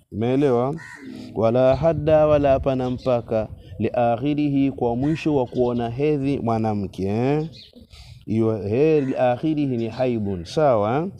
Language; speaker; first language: Swahili; native; Swahili